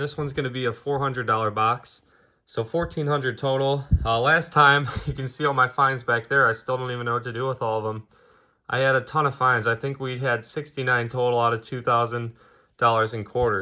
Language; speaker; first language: English; native; English